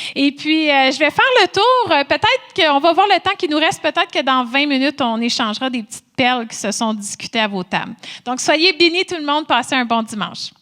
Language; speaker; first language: French; native; French